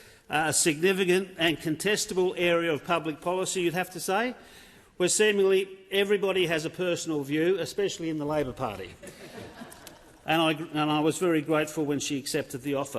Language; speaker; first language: English; native; English